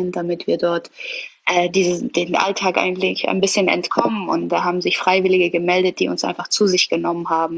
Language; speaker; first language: German; early bilingual, other home language; Persian